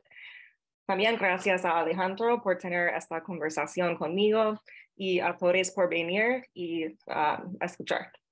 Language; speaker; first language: Spanish; non-native, fluent; English